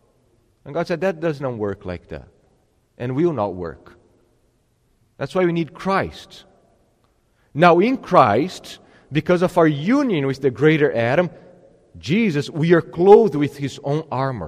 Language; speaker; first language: English; non-native, fluent; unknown